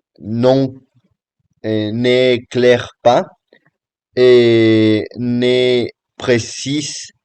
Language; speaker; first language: French; non-native, learner; Spanish